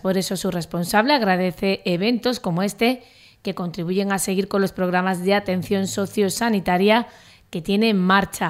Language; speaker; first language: Spanish; native; Spanish